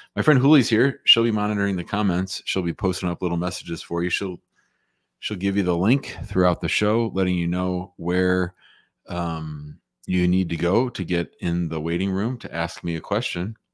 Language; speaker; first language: English; native; English